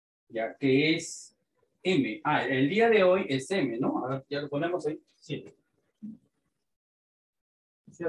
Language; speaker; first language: Spanish; native; Spanish